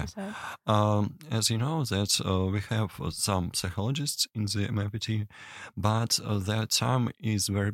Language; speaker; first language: English; non-native, learner; Russian